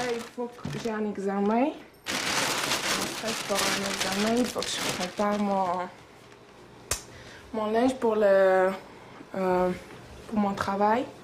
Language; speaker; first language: French; non-native, learner; Persian